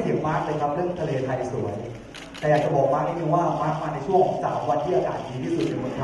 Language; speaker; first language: Thai; native; Thai